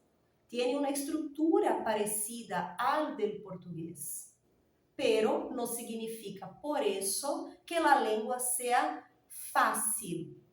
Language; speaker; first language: Spanish; non-native, fluent; Portuguese